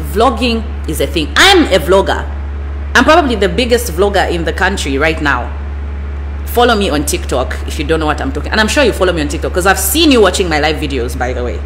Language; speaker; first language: English; non-native, local second language; Bemba